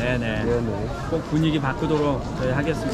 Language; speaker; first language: Korean; native; Korean